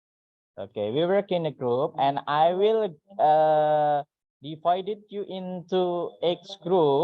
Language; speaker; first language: English; non-native, fluent; Indonesian